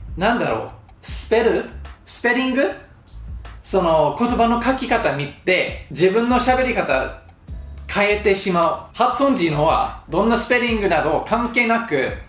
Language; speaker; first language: Japanese; non-native, fluent; English